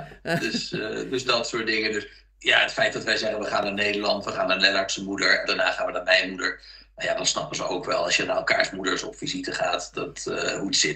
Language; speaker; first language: Dutch; native; Dutch